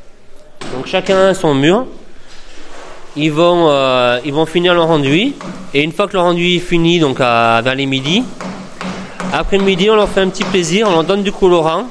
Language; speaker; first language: French; native; French